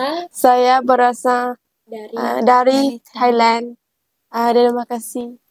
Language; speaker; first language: Indonesian; non-native, learner; Thai